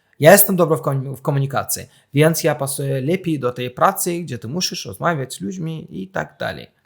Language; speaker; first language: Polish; non-native, fluent; Azerbaijani